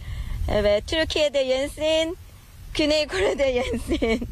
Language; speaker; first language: Turkish; non-native, learner; Korean